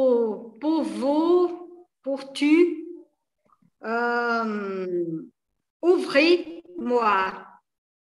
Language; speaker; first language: French; non-native, learner; Portuguese